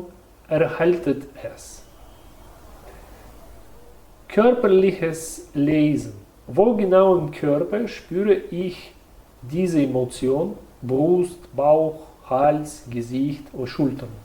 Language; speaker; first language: German; non-native, learner; Russian